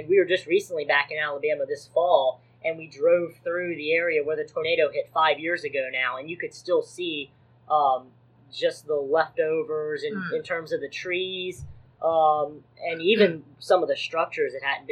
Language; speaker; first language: English; native; English